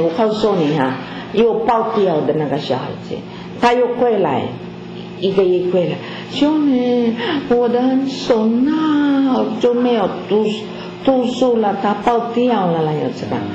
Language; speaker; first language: Chinese; non-native, learner; Filipino